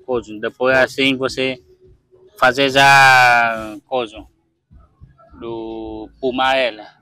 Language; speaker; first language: Portuguese; non-native, learner; Vietnamese